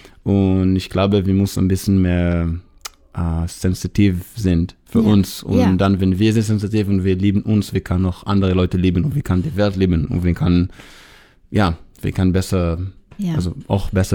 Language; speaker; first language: German; non-native, learner; Hebrew